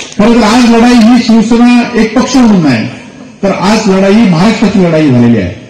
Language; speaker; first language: Marathi; native; Marathi